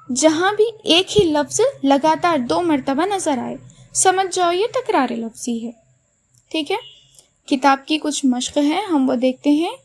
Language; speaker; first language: Urdu; native; Urdu